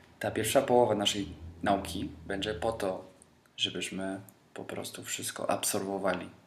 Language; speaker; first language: Polish; non-native, fluent; Spanish